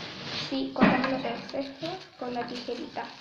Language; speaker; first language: Spanish; native; Spanish